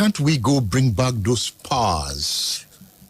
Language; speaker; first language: English; non-native, local second language; Yoruba